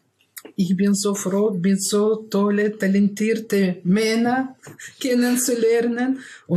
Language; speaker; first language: German; non-native, learner; Russian